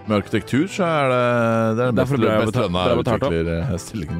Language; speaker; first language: Norwegian; native; Norwegian